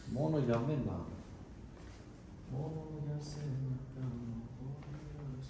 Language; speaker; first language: Greek; early bilingual, other home language; Albanian